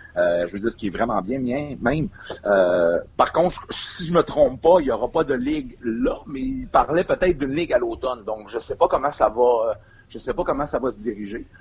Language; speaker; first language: French; native; French